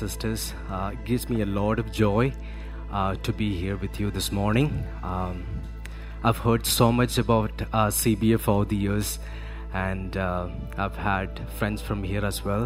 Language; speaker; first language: English; non-native, local second language; Malayalam